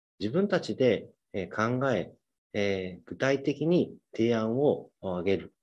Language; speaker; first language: Japanese; native; Japanese